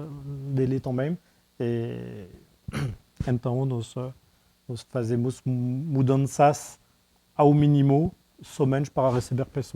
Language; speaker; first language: Portuguese; non-native, fluent; French